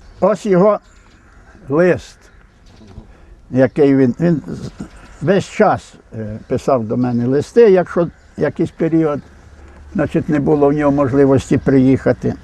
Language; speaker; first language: Ukrainian; native; Ukrainian